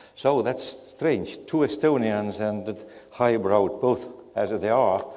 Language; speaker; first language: English; non-native, fluent; Estonian